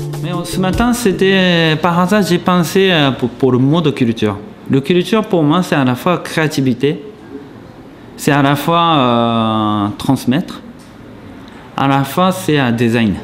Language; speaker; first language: French; non-native, fluent; Japanese